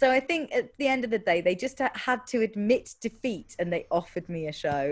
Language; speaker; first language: English; native; English